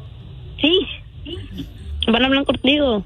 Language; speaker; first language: Spanish; early bilingual, other home language; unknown